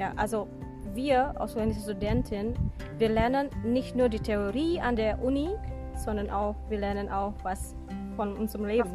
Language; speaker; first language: German; non-native, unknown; Indonesian